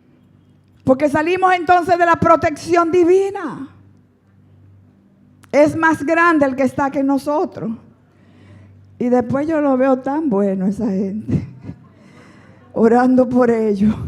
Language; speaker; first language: Spanish; native; Spanish